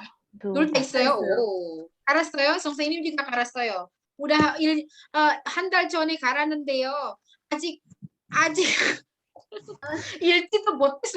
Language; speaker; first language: Korean; non-native, fluent; Indonesian